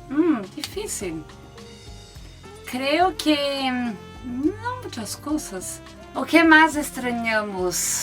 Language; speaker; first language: Spanish; non-native, learner; Portuguese